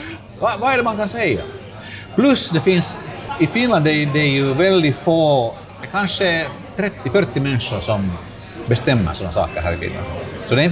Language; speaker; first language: Swedish; non-native, local second language; Finnish